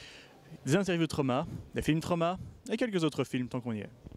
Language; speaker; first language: French; native; French